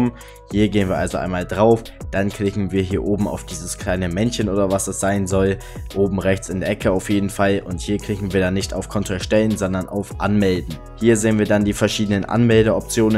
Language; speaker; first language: German; native; German